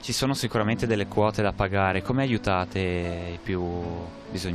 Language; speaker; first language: Italian; native; Italian